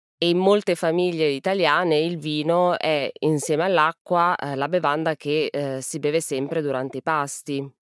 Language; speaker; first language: Italian; native; Italian